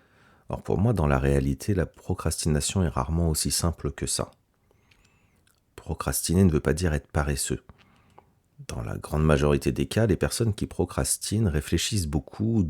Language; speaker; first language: French; native; French